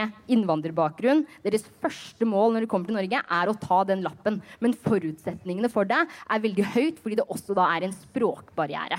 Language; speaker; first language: Norwegian; early bilingual, other home language; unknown